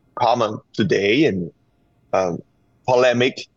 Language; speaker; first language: English; non-native, fluent; Spanish